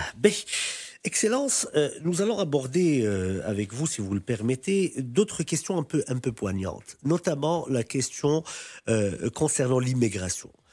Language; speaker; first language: French; non-native, local second language; Arabic